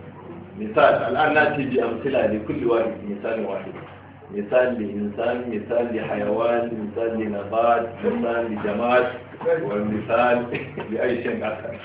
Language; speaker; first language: Arabic; non-native, fluent; Hausa